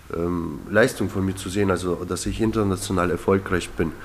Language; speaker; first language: German; early bilingual, other home language; Russian